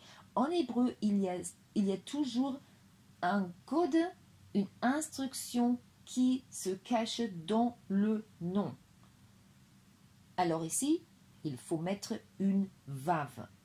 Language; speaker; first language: French; non-native, fluent; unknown